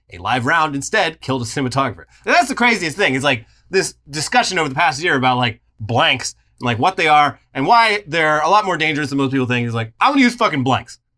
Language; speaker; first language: English; native; English